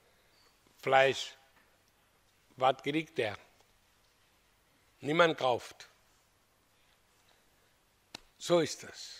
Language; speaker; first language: German; non-native, learner; Hindi